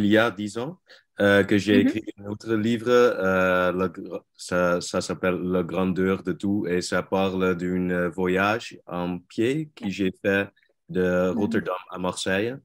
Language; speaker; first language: French; non-native, learner; Dutch